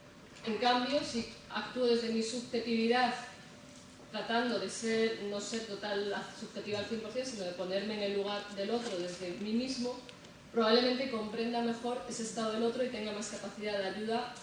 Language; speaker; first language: Spanish; native; Spanish